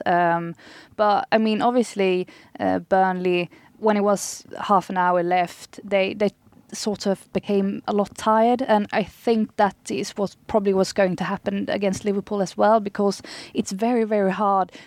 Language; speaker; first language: English; non-native, fluent; Swedish